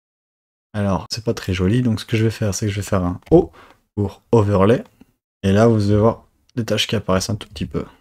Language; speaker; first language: French; native; French